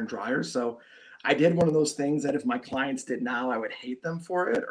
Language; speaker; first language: English; native; English